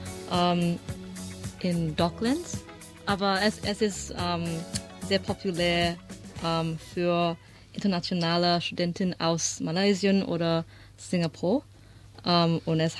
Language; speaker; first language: German; non-native, learner; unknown